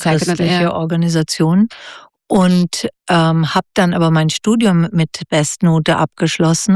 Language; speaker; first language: German; native; German